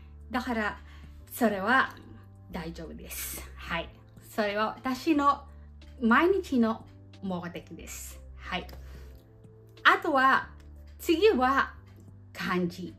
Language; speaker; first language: Japanese; non-native, learner; Filipino